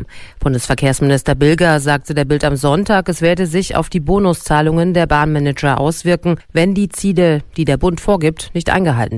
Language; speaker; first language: German; native; German